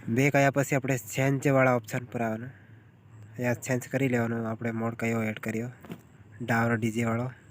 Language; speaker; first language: Gujarati; non-native, local second language; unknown